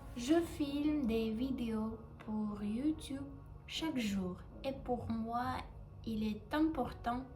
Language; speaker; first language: French; non-native, learner; Russian